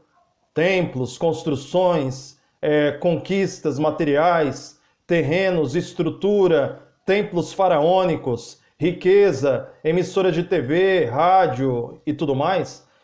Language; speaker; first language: Portuguese; native; Portuguese